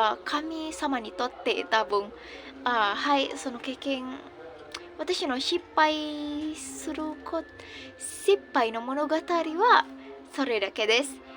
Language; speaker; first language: Japanese; non-native, learner; Indonesian